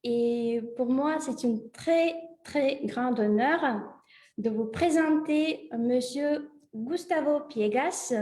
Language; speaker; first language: French; non-native, fluent; Russian